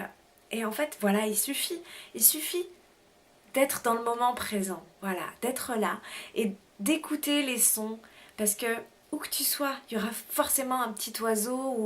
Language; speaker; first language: French; native; French